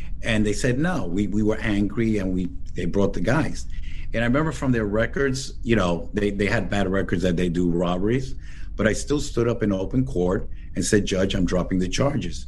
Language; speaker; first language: English; early bilingual, other home language; Spanish